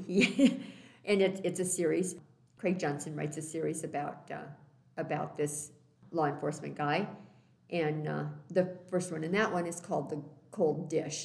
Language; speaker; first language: English; native; English